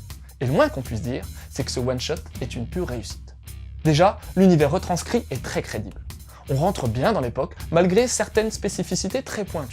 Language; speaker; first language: French; native; French